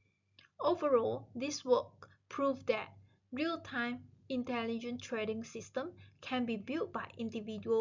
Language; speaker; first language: English; non-native, local second language; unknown